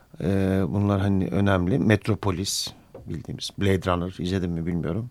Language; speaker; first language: Turkish; native; Turkish